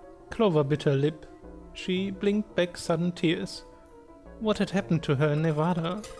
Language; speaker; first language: English; non-native, fluent; German